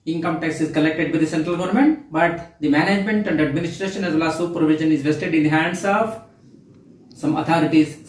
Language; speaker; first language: English; non-native, local second language; Kannada